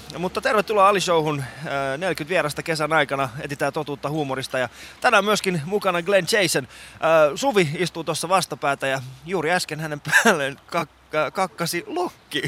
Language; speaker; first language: Finnish; native; Finnish